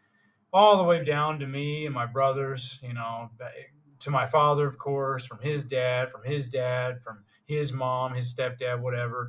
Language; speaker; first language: English; native; English